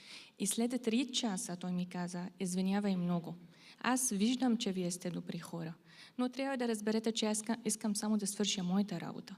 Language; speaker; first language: Bulgarian; non-native, fluent; Arabic